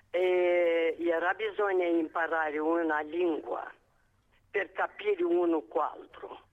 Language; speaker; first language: Italian; non-native, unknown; Romanian